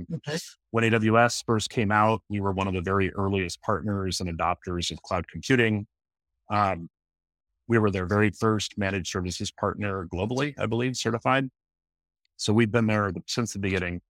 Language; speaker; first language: English; native; English